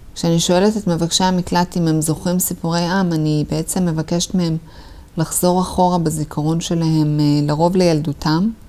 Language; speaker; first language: Hebrew; early bilingual, other home language; Persian